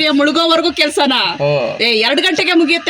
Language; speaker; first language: Kannada; native; Kannada